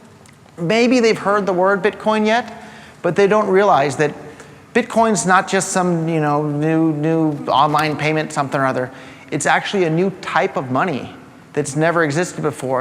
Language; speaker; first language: English; native; English